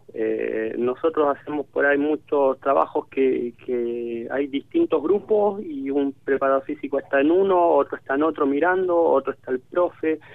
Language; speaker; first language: Spanish; native; Spanish